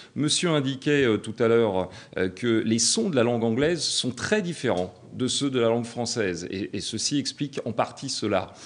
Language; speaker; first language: French; native; French